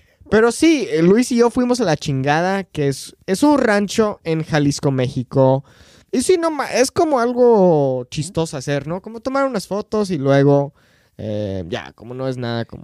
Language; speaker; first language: Spanish; non-native, fluent; English